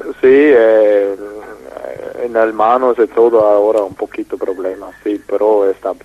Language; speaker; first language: Spanish; non-native, learner; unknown